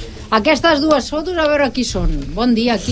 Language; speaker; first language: Catalan; native; Catalan